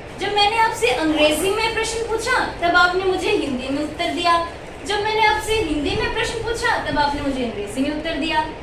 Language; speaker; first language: Hindi; native; Hindi